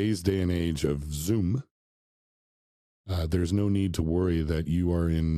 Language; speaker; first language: English; native; English